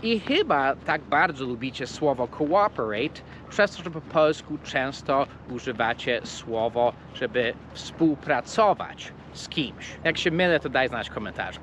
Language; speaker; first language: Polish; non-native, fluent; English